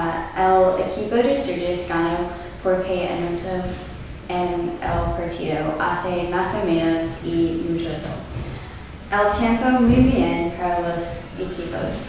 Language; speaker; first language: Spanish; non-native, learner; English